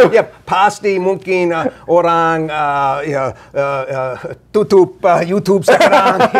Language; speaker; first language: Indonesian; non-native, learner; English